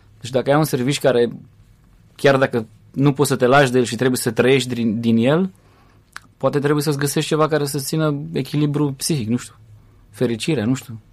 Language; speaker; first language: Romanian; native; Romanian